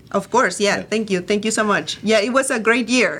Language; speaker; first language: English; early bilingual, other home language; Spanish